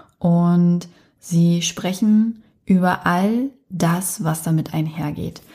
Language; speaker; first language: German; native; German